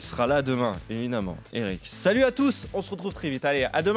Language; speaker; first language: French; native; French